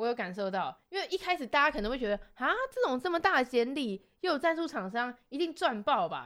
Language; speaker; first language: Chinese; native; Chinese